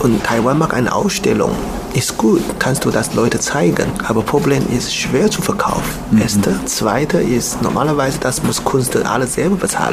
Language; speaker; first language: German; non-native, learner; Chinese